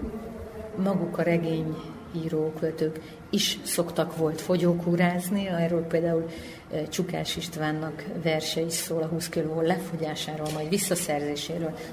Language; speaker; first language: Hungarian; native; Hungarian